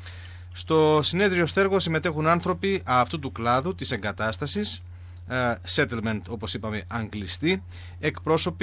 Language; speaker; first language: Greek; native; Greek